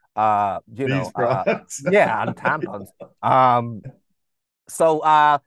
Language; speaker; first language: English; non-native, fluent; Spanish